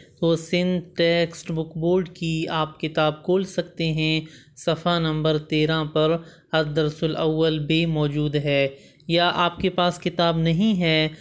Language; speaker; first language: Urdu; native; Urdu